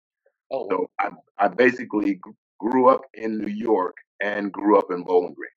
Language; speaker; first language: English; native; English